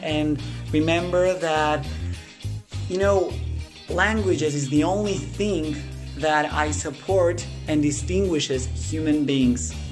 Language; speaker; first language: English; non-native, fluent; Russian